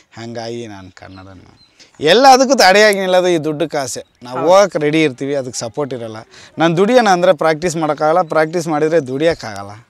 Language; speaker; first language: Kannada; non-native, local second language; Tamil